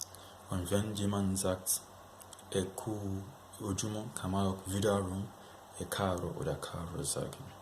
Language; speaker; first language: German; non-native, fluent; Yoruba